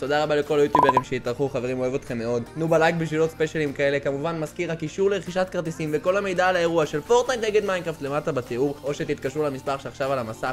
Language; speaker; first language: Hebrew; native; Hebrew